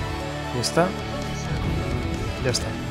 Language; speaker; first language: Spanish; native; Spanish